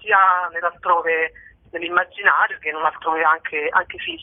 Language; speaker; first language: Italian; native; Italian